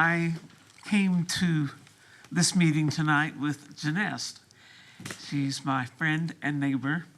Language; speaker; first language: English; early bilingual, other home language; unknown